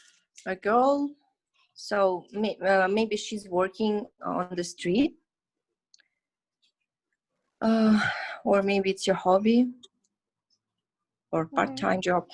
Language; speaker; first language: English; non-native, learner; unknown